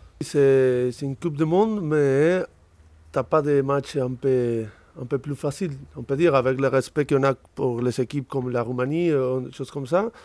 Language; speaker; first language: French; non-native, fluent; Spanish